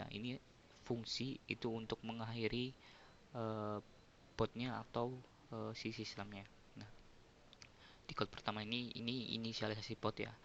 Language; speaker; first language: Indonesian; native; Indonesian